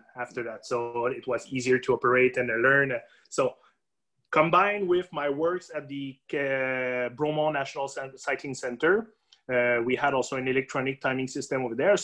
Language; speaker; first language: English; native; English